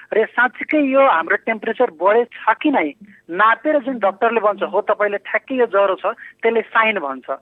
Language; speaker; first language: Nepali; non-native, local second language; Bhojpuri